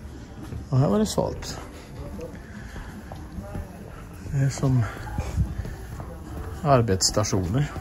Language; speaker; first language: Swedish; native; Swedish